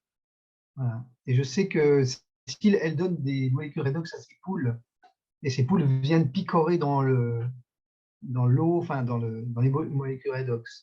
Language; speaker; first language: French; native; French